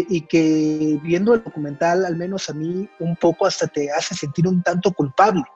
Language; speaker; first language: Spanish; native; Spanish